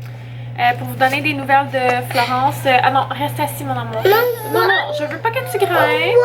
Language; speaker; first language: French; native; French